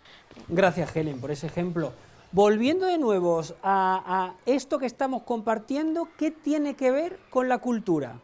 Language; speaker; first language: Spanish; native; Spanish